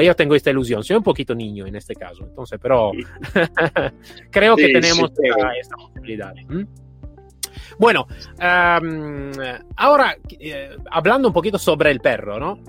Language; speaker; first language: Spanish; non-native, fluent; Italian